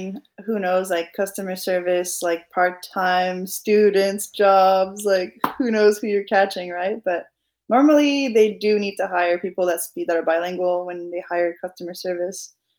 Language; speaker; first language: English; non-native, fluent; French